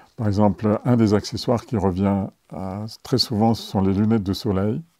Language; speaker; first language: French; native; French